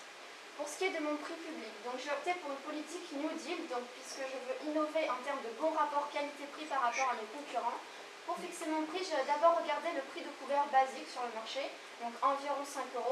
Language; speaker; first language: French; native; French